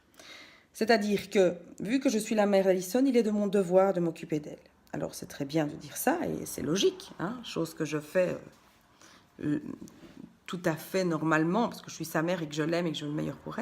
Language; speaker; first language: French; native; French